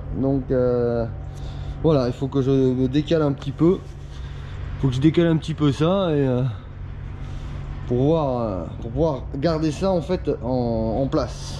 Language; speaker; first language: French; native; French